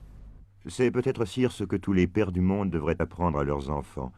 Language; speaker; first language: French; native; French